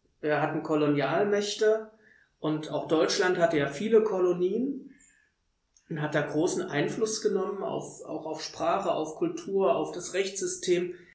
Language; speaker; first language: German; native; German